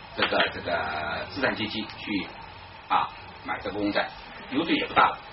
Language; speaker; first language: Chinese; native; Chinese